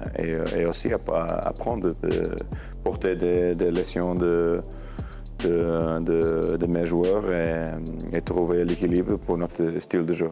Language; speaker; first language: French; non-native, learner; Portuguese